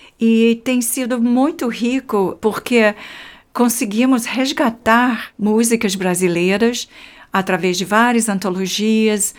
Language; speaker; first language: Portuguese; non-native, fluent; English